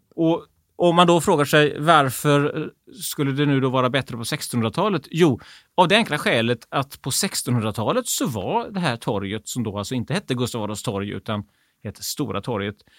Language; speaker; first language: Swedish; native; Swedish